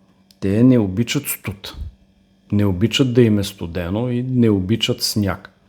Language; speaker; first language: Bulgarian; native; Bulgarian